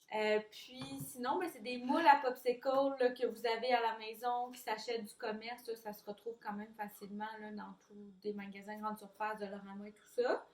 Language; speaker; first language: French; native; French